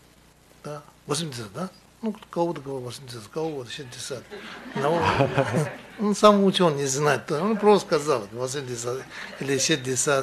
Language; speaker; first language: Russian; non-native, learner; Tibetan